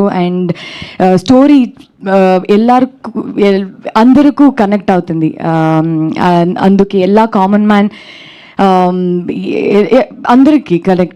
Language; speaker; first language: Telugu; non-native, learner; Kannada